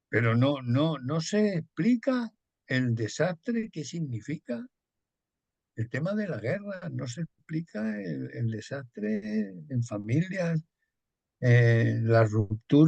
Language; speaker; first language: Spanish; native; Spanish